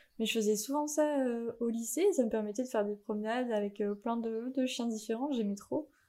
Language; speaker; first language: French; native; French